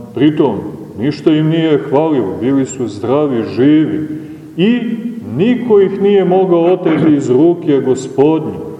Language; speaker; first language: Serbian; native; Serbian